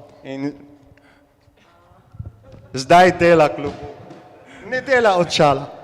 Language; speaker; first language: Slovenian; non-native, learner; Arabic